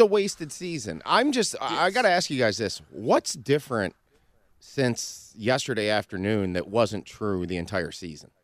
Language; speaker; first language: English; native; English